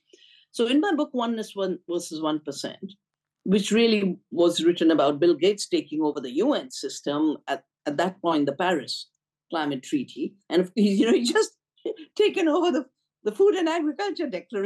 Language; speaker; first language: English; non-native, local second language; Hindi